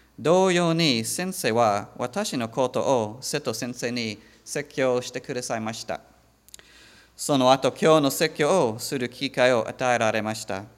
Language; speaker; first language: Japanese; non-native, fluent; English